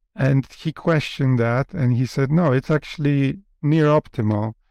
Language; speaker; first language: English; non-native, fluent; Polish